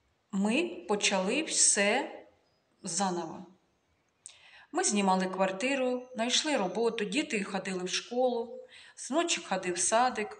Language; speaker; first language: Ukrainian; non-native, local second language; Russian